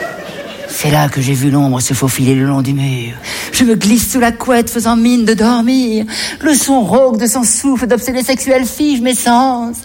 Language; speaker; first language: French; native; French